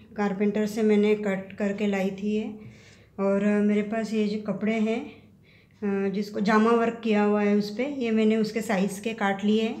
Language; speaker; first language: Hindi; non-native, local second language; Marathi